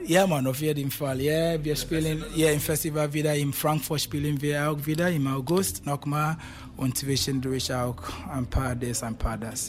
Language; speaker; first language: German; non-native, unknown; Akan